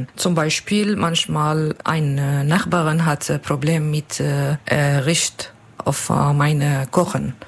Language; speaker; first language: German; non-native, learner; English